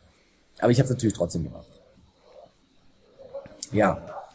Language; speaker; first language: German; native; German